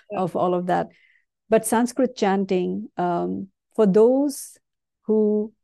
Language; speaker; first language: English; non-native, local second language; Kannada